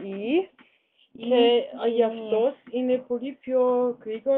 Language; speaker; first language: Greek; non-native, learner; German